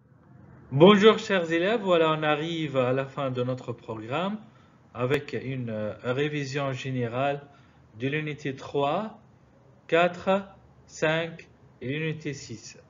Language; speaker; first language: French; non-native, fluent; Arabic